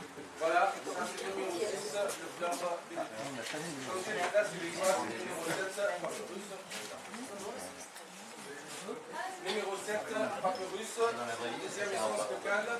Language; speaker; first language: French; non-native, fluent; Arabic